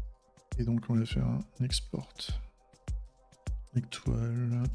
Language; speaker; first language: French; native; French